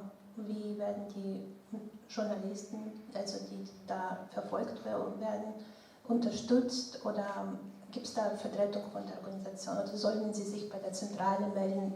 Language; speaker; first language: German; non-native, fluent; Russian